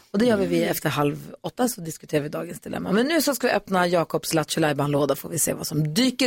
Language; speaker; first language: Swedish; native; Swedish